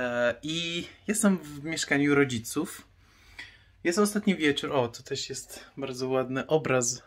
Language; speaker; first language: Polish; non-native, fluent; Persian